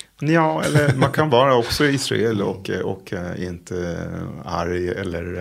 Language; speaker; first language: Swedish; non-native, fluent; Hebrew